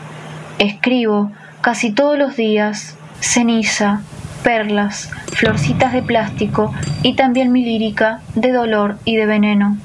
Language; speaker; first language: Spanish; native; Spanish